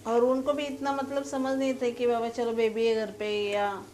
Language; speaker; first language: Hindi; non-native, local second language; Marathi